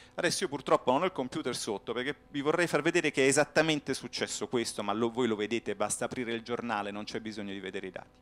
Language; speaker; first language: Italian; native; Italian